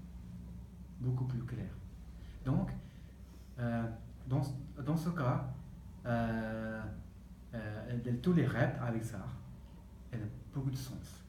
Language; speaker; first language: French; non-native, learner; Tibetan